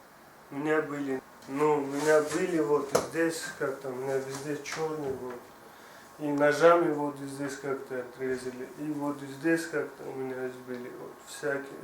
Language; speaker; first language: Russian; non-native, learner; Tajik